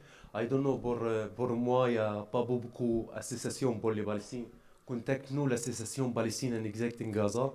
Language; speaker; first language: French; non-native, learner; Arabic